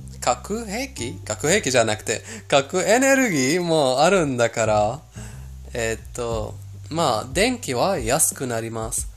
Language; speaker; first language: Japanese; non-native, fluent; Persian